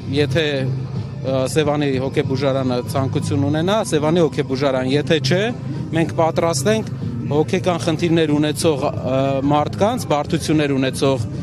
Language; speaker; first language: Armenian; native; Armenian